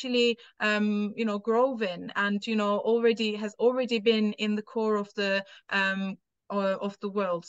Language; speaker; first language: English; non-native, fluent; Turkish